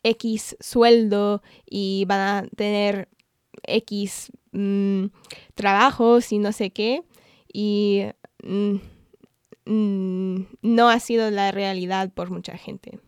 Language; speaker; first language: Spanish; non-native, fluent; English